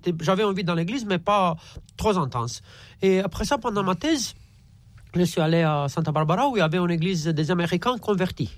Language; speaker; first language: French; non-native, fluent; Romanian